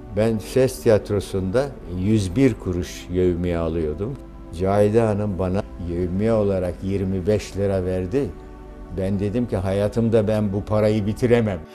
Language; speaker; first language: Turkish; native; Turkish